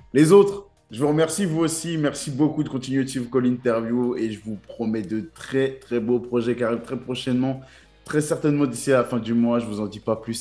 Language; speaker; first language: French; native; French